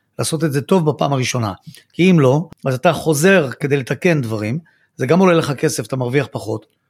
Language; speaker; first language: Hebrew; native; Hebrew